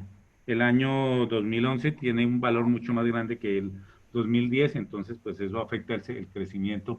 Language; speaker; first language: Spanish; native; Spanish